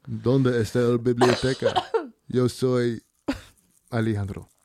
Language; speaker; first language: Spanish; non-native, learner; English